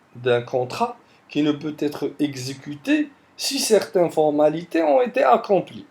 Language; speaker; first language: French; non-native, local second language; Arabic